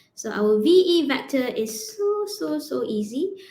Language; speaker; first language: English; non-native, local second language; Malay